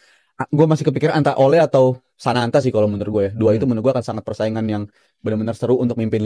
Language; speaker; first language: Indonesian; native; Indonesian